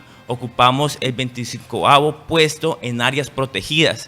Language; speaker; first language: Spanish; native; Spanish